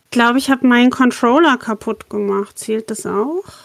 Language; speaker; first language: German; native; German